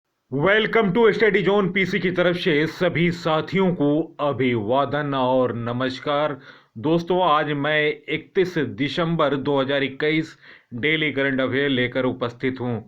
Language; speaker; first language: Hindi; native; Hindi